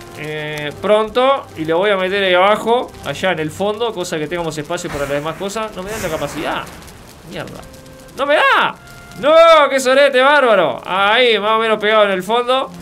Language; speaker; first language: Spanish; native; Spanish